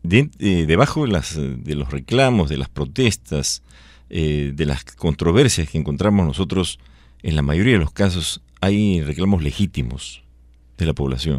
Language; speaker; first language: Spanish; native; Spanish